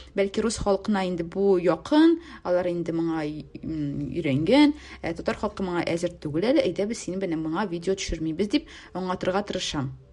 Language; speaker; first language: Tatar; native; Tatar